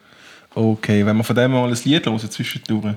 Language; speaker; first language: German; native; German